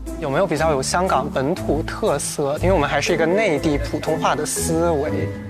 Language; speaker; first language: Chinese; native; Chinese